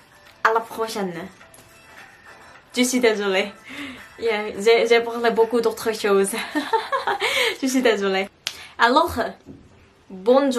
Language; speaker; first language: French; non-native, learner; Korean